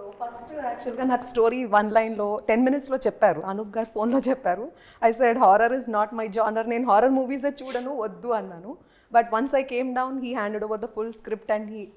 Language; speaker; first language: Telugu; non-native, fluent; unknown